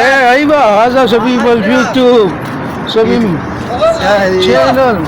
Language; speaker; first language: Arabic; non-native, learner; Urdu